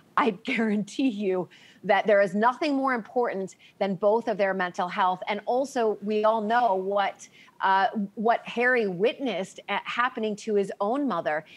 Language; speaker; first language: English; native; English